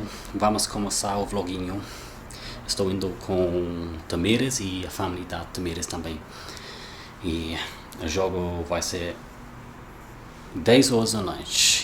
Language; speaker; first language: Portuguese; non-native, learner; English